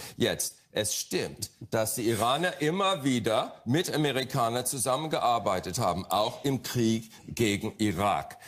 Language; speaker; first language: German; non-native, fluent; English